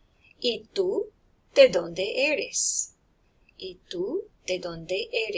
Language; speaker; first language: Spanish; non-native, fluent; English